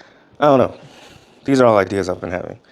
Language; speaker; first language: English; native; English